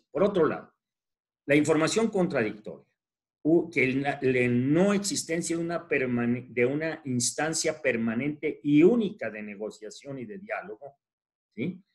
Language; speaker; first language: Spanish; native; Spanish